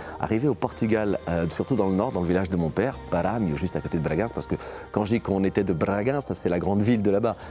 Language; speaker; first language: French; early bilingual, other home language; Portuguese